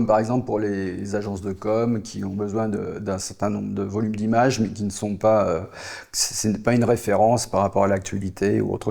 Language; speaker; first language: French; native; French